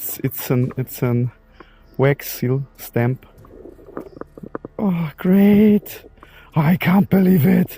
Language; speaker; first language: English; non-native, learner; German